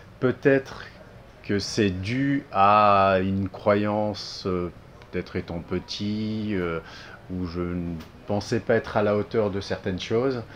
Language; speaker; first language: French; early bilingual, other home language; Arabic